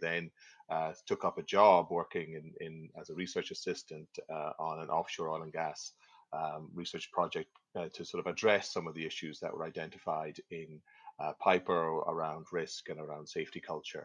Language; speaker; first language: English; native; English